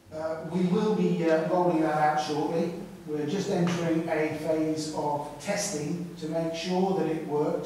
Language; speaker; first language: English; native; English